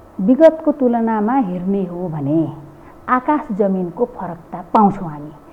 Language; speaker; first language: Nepali; non-native, local second language; Dangaura Tharu